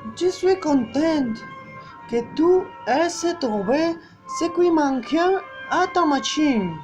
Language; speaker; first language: French; non-native, learner; Spanish